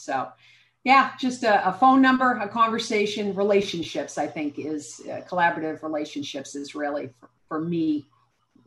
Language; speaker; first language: English; native; English